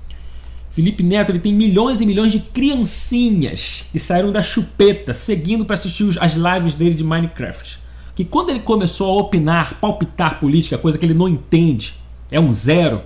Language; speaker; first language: Portuguese; native; Portuguese